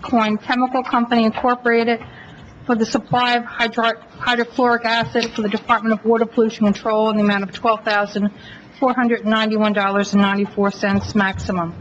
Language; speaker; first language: English; native; English